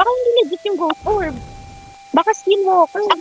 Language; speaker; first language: Filipino; native; Filipino